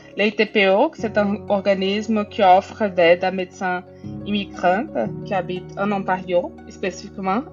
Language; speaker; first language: French; non-native, fluent; Portuguese